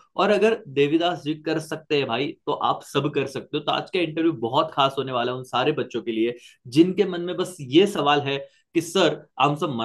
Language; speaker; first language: Hindi; non-native, local second language; Marathi